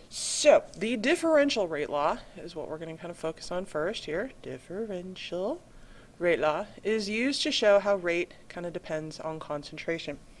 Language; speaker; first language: English; native; English